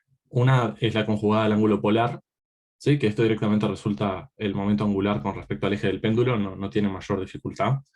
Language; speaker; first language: Spanish; native; Spanish